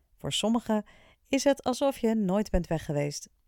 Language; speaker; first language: Dutch; native; Dutch